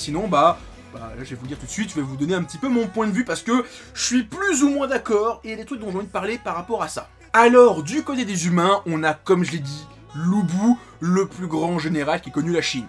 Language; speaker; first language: French; native; French